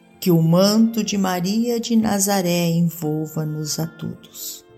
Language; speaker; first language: Portuguese; native; Portuguese